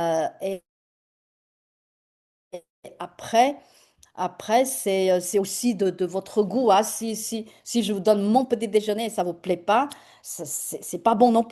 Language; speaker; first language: French; non-native, fluent; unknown